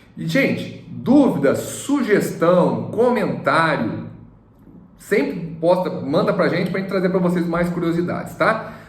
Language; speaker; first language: Portuguese; native; Portuguese